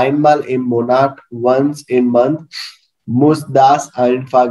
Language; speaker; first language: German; non-native, learner; Hindi